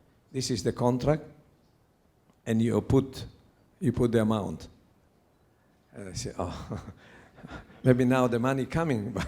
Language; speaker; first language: English; non-native, learner; Italian